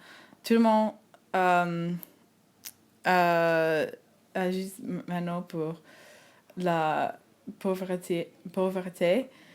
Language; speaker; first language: French; non-native, learner; English